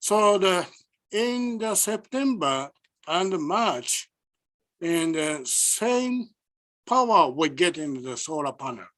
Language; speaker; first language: English; non-native, learner; Japanese